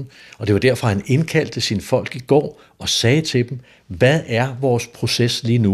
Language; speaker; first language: Danish; native; Danish